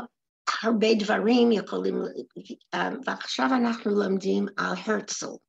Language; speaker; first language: Hebrew; non-native, learner; English